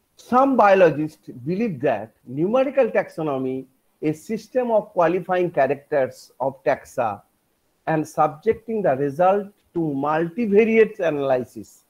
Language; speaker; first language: English; non-native, local second language; Bangla